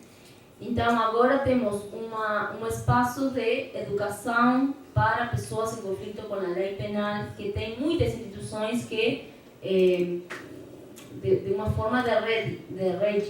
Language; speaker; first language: Portuguese; non-native, fluent; Spanish